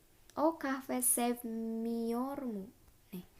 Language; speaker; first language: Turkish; non-native, fluent; Indonesian